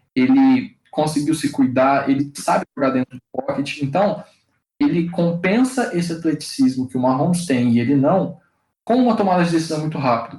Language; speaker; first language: Portuguese; native; Portuguese